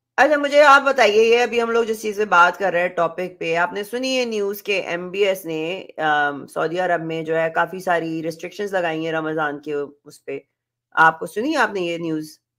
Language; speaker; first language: Urdu; native; Urdu